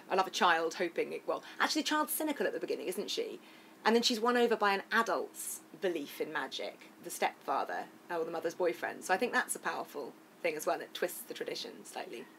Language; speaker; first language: English; native; English